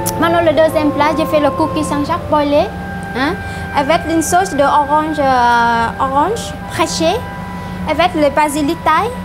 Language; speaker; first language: French; non-native, learner; Vietnamese